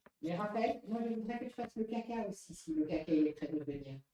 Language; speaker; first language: French; native; French